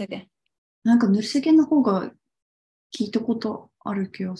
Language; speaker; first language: Japanese; non-native, fluent; Tatar